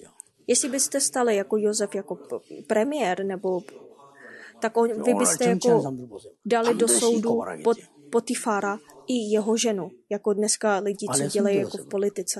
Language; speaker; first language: Czech; non-native, fluent; Korean